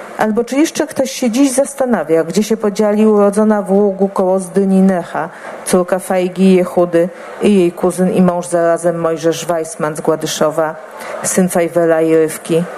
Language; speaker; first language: Polish; native; Polish